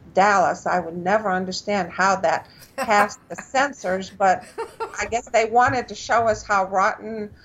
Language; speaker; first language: English; non-native, fluent; Romanian